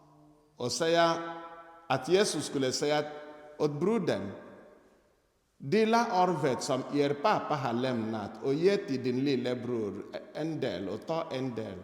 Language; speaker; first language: Swedish; non-native, fluent; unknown